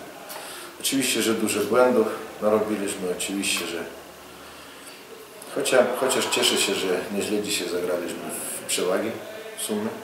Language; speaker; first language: Polish; non-native, fluent; Russian